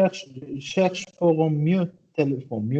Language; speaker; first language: French; non-native, learner; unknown